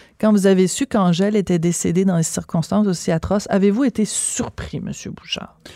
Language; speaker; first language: French; native; French